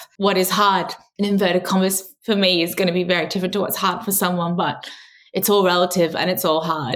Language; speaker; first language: English; native; English